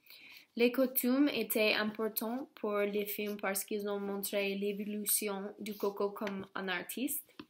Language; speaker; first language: French; non-native, learner; English